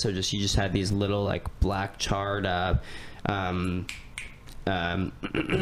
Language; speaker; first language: English; native; English